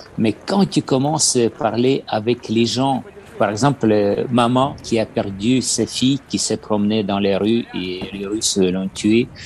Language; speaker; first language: French; non-native, learner; Ukrainian